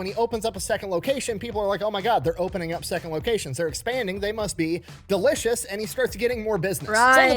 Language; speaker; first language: English; native; English